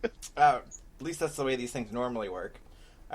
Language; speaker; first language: English; native; English